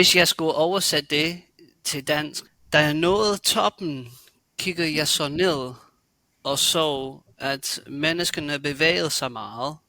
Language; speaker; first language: Danish; native; Danish